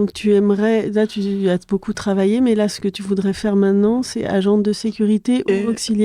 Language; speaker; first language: French; native; French